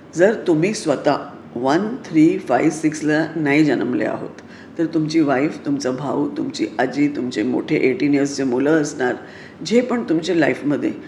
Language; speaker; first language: Marathi; non-native, local second language; Sindhi